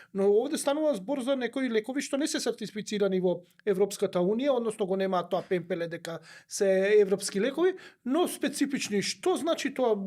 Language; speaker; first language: Macedonian; native; Macedonian